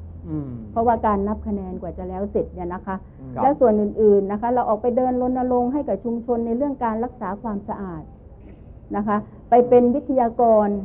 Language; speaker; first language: Thai; native; Thai